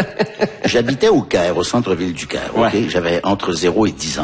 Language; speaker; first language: French; early bilingual, heritage; French